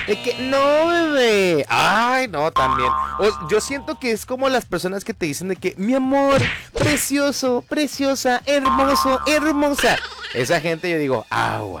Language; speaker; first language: Spanish; native; Spanish